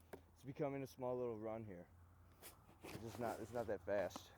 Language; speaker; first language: English; native; English